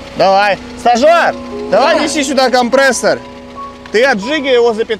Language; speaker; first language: Russian; native; Russian